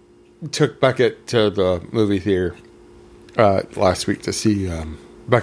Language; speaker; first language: English; native; English